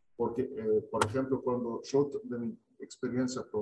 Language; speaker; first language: Spanish; non-native, fluent; Arabic